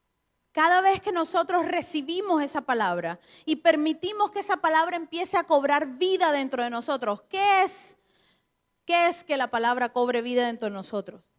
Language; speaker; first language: Spanish; native; Spanish